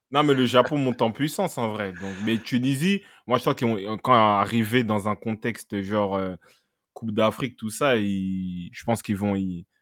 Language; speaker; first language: French; native; French